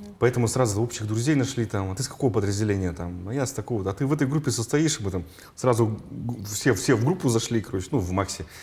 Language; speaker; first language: Russian; non-native, local second language; Yakut